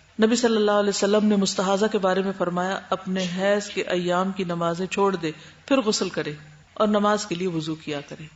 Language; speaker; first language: Urdu; native; Urdu